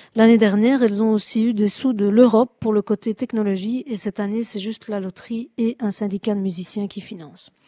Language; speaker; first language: French; native; French